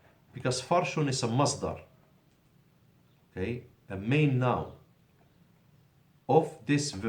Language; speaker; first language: English; non-native, fluent; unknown